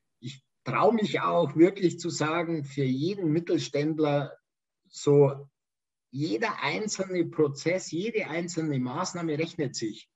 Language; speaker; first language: German; native; German